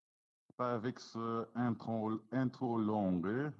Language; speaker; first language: French; non-native, local second language; Dutch